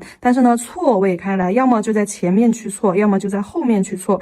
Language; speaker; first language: Chinese; native; Chinese